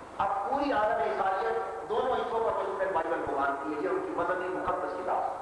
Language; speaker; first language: Urdu; non-native, local second language; Punjabi